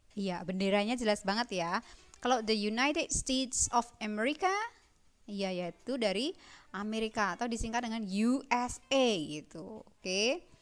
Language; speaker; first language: Indonesian; native; Indonesian